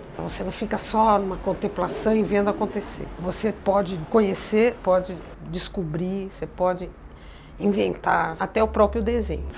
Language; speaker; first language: Portuguese; native; Portuguese